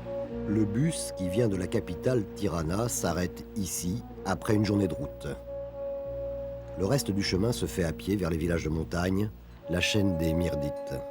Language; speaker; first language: French; native; French